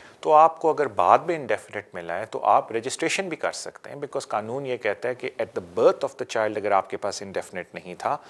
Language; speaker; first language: Urdu; native; Urdu